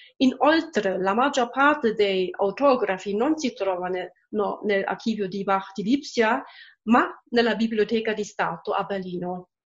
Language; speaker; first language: Italian; non-native, fluent; German